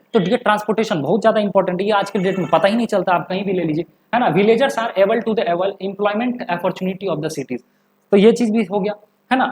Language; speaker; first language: Hindi; native; Hindi